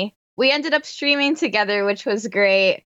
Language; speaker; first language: English; native; English